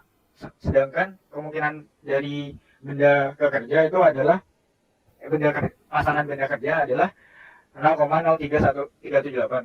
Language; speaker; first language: Indonesian; native; Indonesian